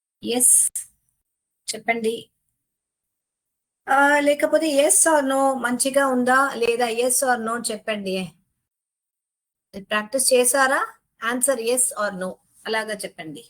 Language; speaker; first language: Telugu; non-native, learner; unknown